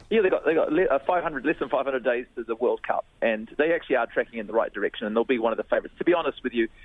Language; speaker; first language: English; native; English